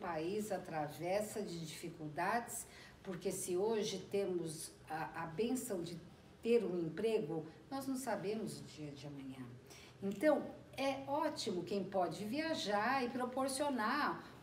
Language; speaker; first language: Portuguese; native; Portuguese